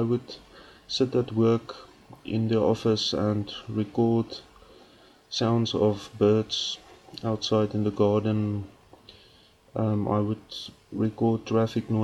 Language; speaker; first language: English; non-native, local second language; Afrikaans